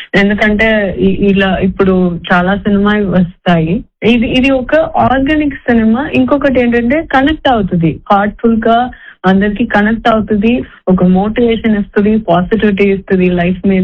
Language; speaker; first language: Telugu; non-native, fluent; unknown